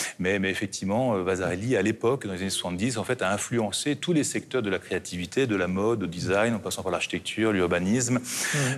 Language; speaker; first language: French; native; French